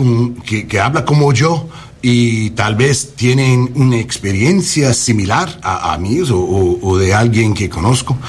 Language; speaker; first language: Spanish; early bilingual, heritage; English